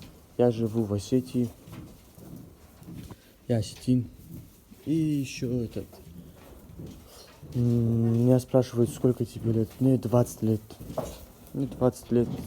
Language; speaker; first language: Russian; non-native, local second language; Ossetic